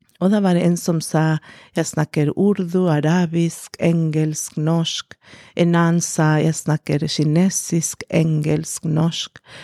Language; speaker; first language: Norwegian; non-native, fluent; Spanish